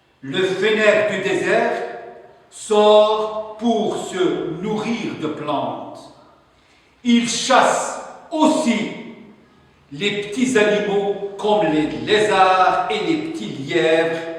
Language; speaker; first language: French; non-native, local second language; Arabic